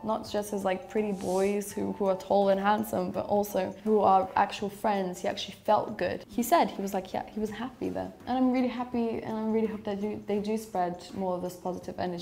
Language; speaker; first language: English; native; English